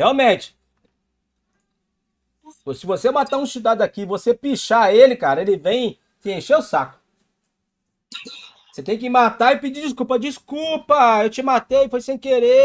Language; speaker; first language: Portuguese; native; Portuguese